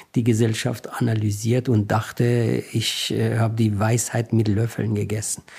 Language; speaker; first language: German; non-native, fluent; Persian